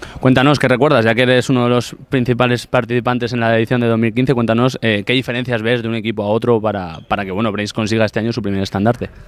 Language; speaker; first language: Spanish; native; Spanish